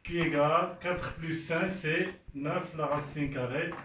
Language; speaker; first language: French; non-native, local second language; Arabic